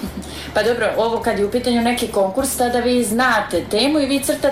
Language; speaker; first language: Serbian; native; Serbian